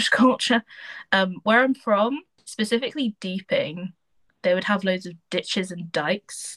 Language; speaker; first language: English; native; English